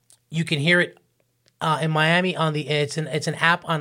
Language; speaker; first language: English; early bilingual, other home language; Spanish